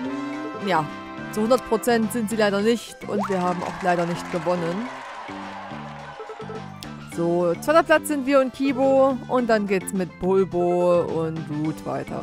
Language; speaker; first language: German; native; German